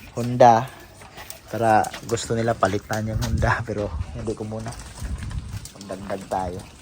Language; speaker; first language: Filipino; non-native, local second language; Cebuano